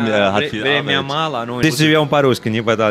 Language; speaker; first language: Russian; non-native, learner; Italian